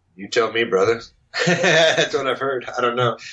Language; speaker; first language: English; native; English